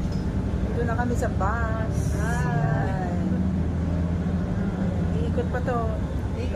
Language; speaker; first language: Filipino; native; Filipino